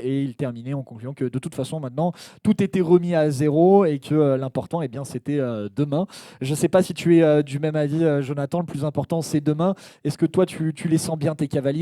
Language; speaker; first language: French; native; French